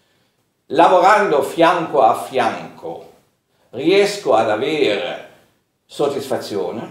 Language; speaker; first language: Italian; non-native, fluent; German